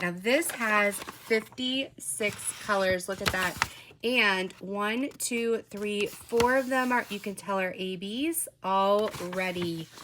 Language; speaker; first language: English; native; English